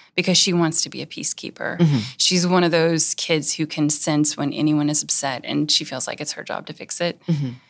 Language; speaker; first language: English; native; English